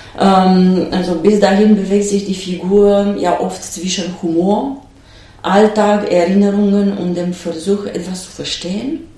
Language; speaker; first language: German; non-native, fluent; Romanian